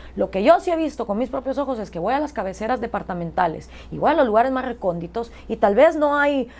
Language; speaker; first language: Spanish; native; Spanish